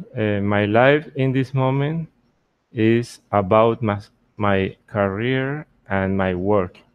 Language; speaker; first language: English; non-native, learner; Spanish